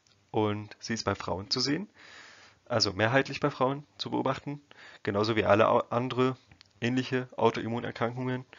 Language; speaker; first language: German; non-native, fluent; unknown